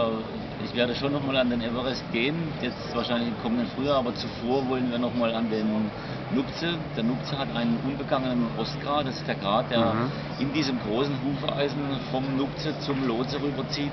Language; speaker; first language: German; native; German